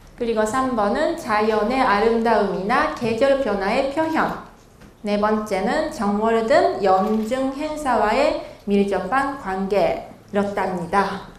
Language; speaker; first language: Korean; non-native, fluent; Japanese